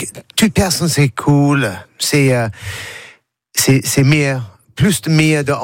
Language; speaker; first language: French; non-native, learner; English